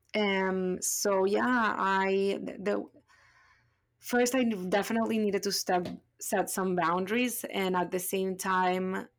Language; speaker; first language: English; non-native, fluent; Spanish